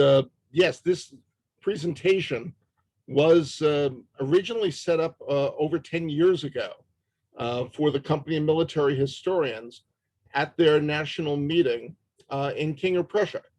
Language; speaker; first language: English; native; English